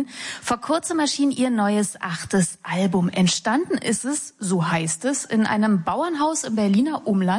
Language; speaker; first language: German; native; German